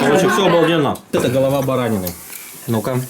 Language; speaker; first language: Russian; native; Russian